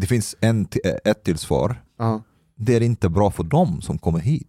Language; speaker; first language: Swedish; non-native, fluent; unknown